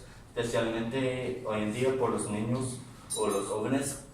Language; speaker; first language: Spanish; non-native, learner; English